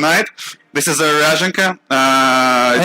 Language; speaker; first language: English; non-native, learner; Russian